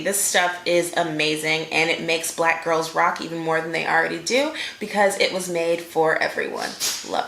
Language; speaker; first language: English; native; English